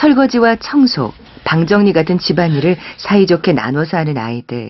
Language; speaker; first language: Korean; native; Korean